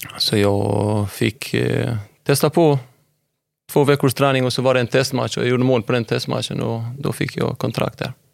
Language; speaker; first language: Swedish; early bilingual, other home language; Albanian